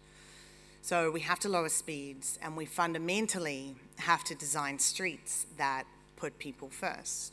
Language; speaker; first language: English; native; English